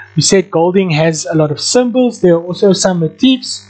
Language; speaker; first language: English; non-native, local second language; Afrikaans